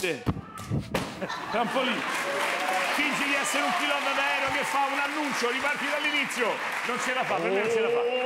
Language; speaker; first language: Italian; native; Italian